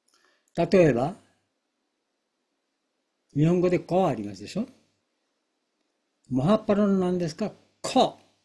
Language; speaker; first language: Japanese; non-native, fluent; Bangla